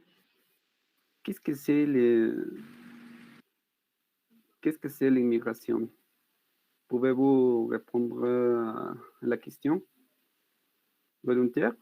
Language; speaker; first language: French; non-native, learner; Spanish